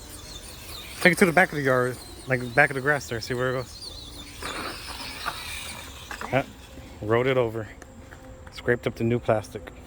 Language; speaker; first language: English; native; English